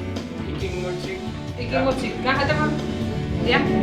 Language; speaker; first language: Danish; non-native, local second language; Kalaallisut